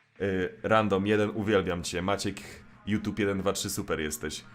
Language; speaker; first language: Polish; native; Polish